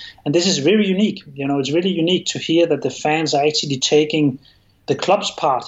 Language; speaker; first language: English; non-native, fluent; Danish